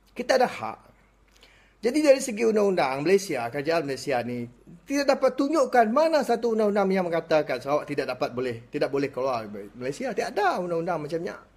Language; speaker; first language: Malay; non-native, local second language; Iban